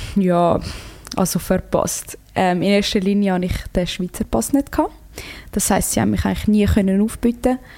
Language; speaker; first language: German; early bilingual, other home language; Croatian